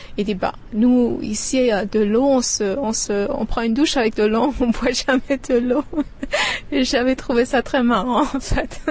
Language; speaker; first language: French; non-native, fluent; Persian